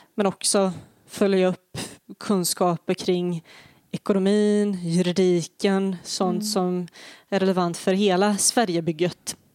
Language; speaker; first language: Swedish; early bilingual, other home language; Bosnian